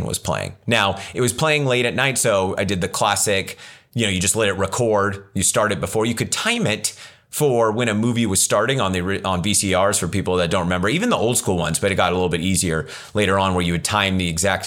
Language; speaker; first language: English; native; English